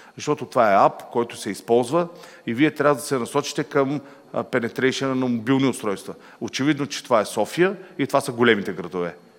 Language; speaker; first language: Bulgarian; native; Bulgarian